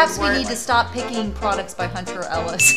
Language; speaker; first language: English; native; English